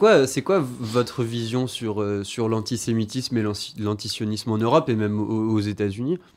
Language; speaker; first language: French; native; French